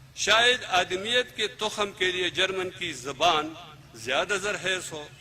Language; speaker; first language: Urdu; non-native, local second language; Pashto